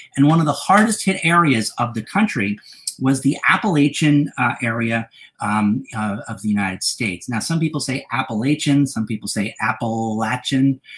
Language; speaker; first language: English; native; English